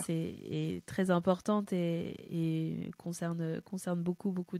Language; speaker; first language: French; native; French